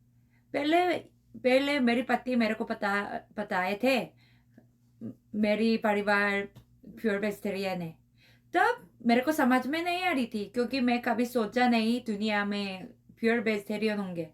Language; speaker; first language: Hindi; non-native, learner; Korean